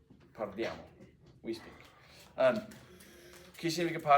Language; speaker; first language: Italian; non-native, fluent; English